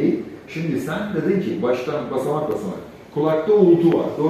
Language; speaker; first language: Turkish; native; Turkish